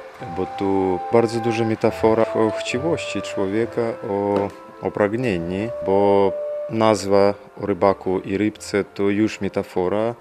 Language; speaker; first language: Polish; non-native, learner; Russian